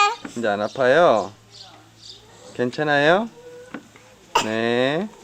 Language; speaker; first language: Korean; native; Korean